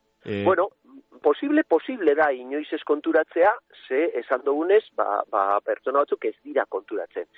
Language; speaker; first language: Basque; native; Basque